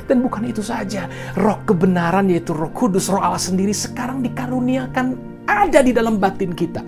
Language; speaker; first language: Indonesian; native; Indonesian